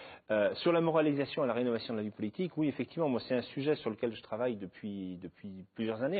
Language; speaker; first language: French; native; French